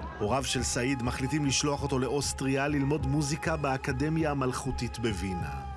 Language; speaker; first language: Hebrew; native; Hebrew